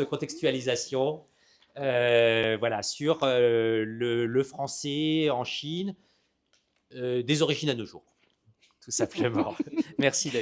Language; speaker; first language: French; native; French